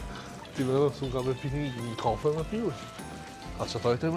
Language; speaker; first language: Albanian; native; Albanian